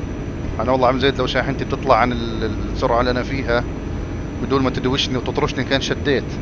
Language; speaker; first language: Arabic; native; Arabic